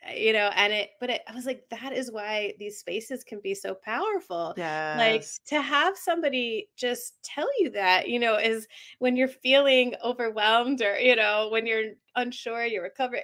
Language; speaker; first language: English; native; English